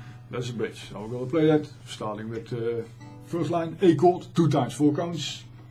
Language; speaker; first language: English; non-native, fluent; Dutch